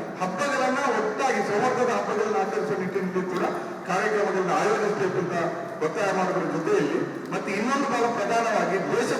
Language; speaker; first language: Kannada; non-native, local second language; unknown